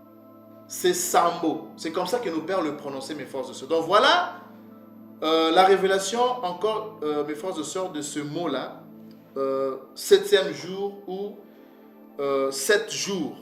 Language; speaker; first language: French; non-native, local second language; Kongo